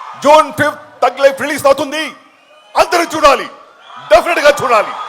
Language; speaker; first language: Telugu; non-native, fluent; Tamil